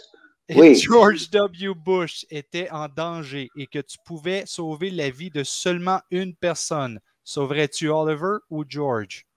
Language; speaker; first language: French; native; French